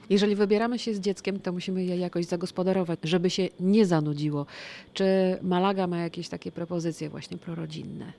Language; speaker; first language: Polish; native; Polish